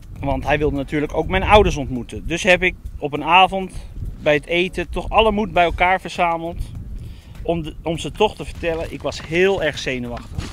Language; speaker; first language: Dutch; native; Dutch